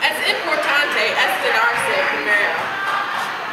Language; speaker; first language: Spanish; non-native, learner; English